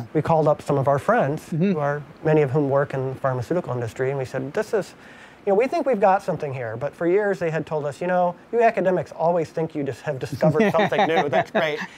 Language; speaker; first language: English; native; English